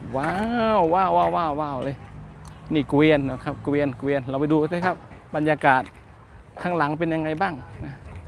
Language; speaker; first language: Thai; non-native, local second language; Northern Khmer